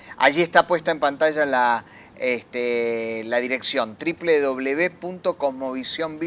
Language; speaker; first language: Spanish; native; Spanish